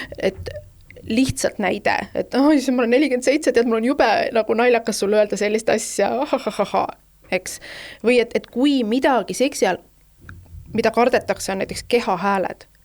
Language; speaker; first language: Estonian; native; Estonian